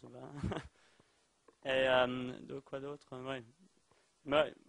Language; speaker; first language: French; non-native, learner; Dutch